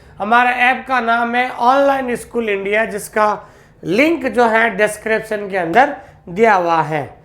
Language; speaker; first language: Hindi; native; Hindi